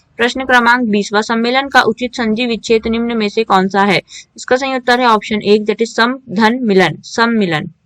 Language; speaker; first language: Hindi; native; Hindi